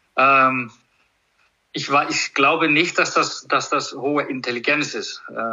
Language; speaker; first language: German; non-native, fluent; Icelandic